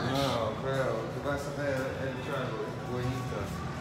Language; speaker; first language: Spanish; non-native, learner; English